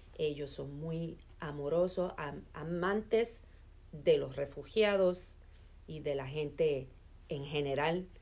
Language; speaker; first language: Spanish; early bilingual, heritage; Spanish